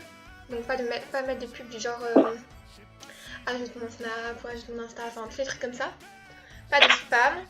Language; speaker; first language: French; native; French